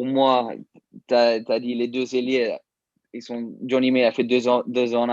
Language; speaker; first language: French; early bilingual, heritage; English